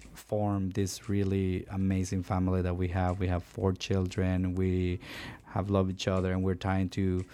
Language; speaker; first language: English; non-native, fluent; Spanish